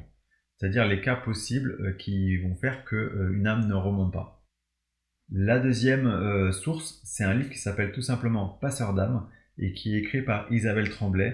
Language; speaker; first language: French; native; French